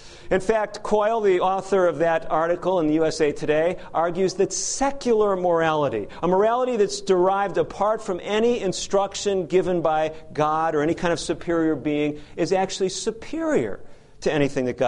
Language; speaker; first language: English; native; English